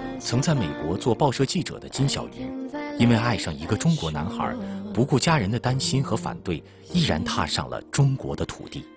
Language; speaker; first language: Chinese; native; Chinese